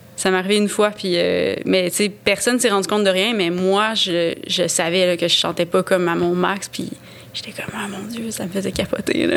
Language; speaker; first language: French; native; French